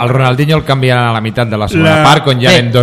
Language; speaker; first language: Catalan; native; Catalan